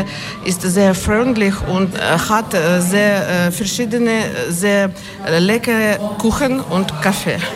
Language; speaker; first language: German; non-native, learner; Ukrainian